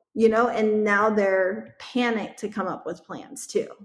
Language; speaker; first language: English; native; English